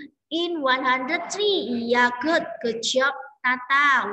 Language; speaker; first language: English; non-native, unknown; Indonesian